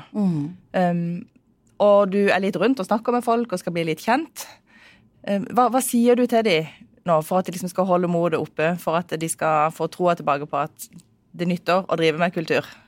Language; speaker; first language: Norwegian; native; Norwegian